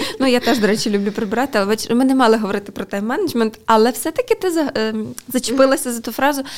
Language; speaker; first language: Ukrainian; native; Ukrainian